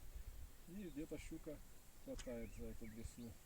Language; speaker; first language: Russian; native; Russian